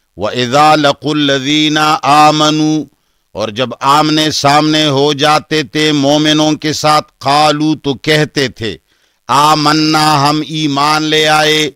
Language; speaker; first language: Urdu; non-native, local second language; Pashto